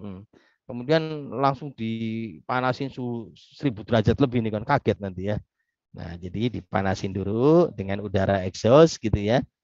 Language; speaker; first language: Indonesian; native; Indonesian